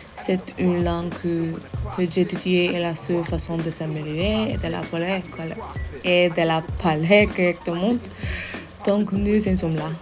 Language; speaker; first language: French; non-native, learner; English